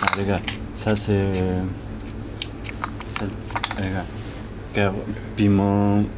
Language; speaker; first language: French; non-native, learner; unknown